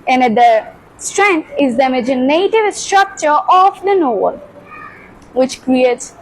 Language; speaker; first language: English; non-native, local second language; Baluchi